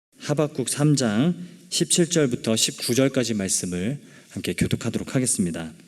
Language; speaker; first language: Korean; native; Korean